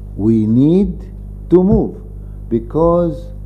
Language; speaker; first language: English; non-native, fluent; Arabic